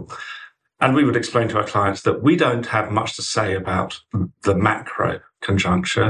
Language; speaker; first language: English; native; English